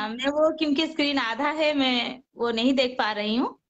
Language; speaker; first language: Hindi; non-native, local second language; Odia